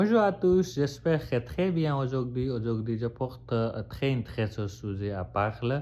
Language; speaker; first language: French; non-native, learner; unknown